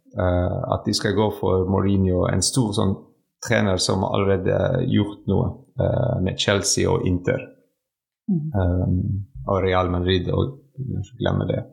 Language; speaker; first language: Norwegian; non-native, fluent; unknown